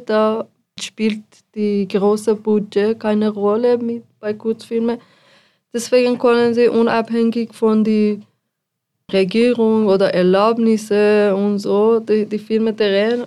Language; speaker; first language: German; non-native, fluent; Persian